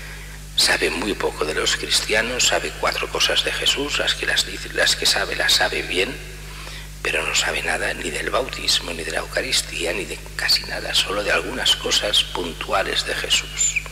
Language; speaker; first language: Spanish; native; Spanish